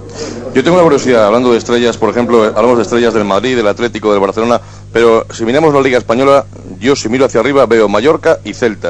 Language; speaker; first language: Spanish; native; Spanish